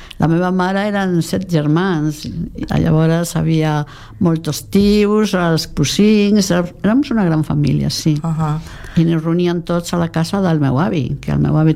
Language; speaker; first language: Catalan; native; Catalan